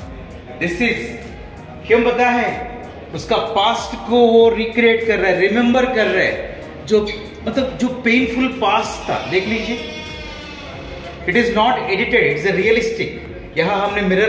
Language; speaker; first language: Hindi; native; Hindi